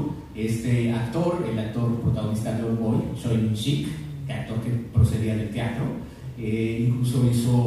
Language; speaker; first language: Spanish; native; Spanish